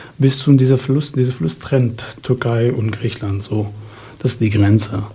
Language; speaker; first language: German; non-native, fluent; Arabic